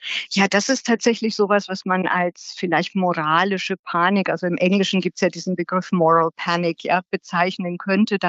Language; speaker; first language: German; native; German